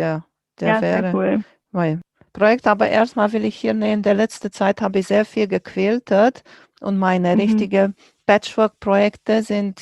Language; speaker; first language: German; non-native, fluent; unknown